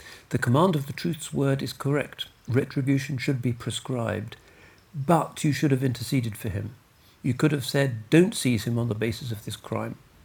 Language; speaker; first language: English; native; English